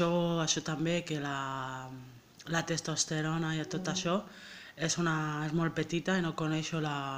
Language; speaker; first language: Catalan; non-native, learner; French